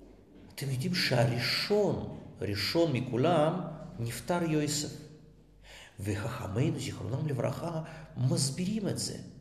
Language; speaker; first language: Hebrew; non-native, fluent; Russian